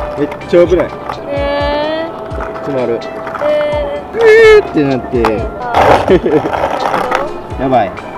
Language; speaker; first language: Japanese; non-native, fluent; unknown